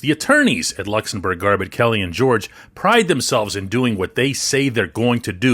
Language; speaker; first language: English; native; English